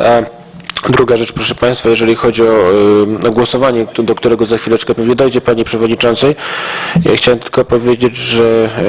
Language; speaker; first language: Polish; native; Polish